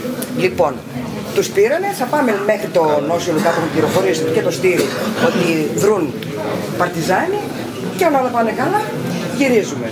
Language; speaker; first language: Greek; native; Greek